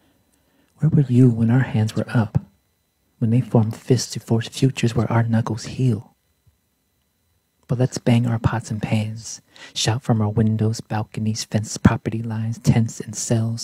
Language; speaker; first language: English; native; English